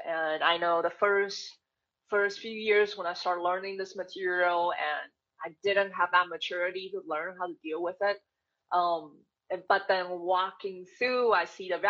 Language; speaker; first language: English; non-native, fluent; Chinese